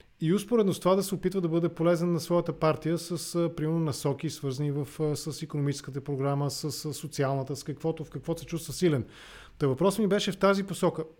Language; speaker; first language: Bulgarian; native; Bulgarian